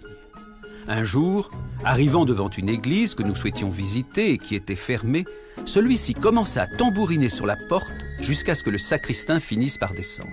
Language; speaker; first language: French; native; French